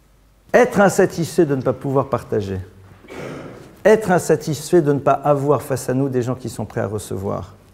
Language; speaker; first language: French; native; French